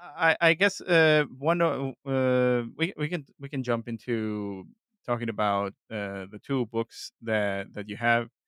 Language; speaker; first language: English; non-native, fluent; Spanish